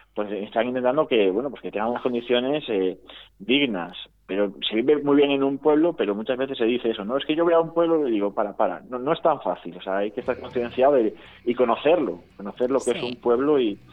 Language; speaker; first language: Spanish; native; Spanish